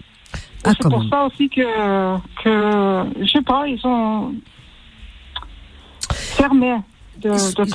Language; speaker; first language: French; early bilingual, heritage; French